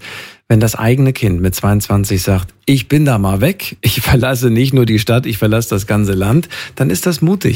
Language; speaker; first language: German; native; German